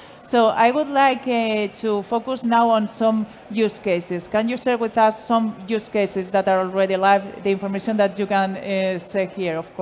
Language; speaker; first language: English; non-native, fluent; Spanish